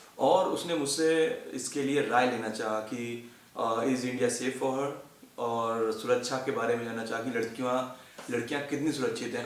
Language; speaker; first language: Hindi; native; Hindi